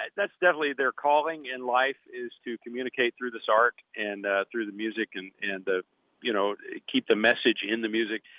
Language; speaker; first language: English; native; English